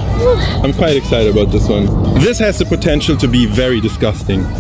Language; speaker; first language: English; non-native, fluent; German